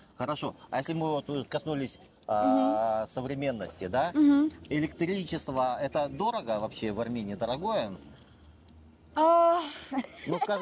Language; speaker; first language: Russian; native; Russian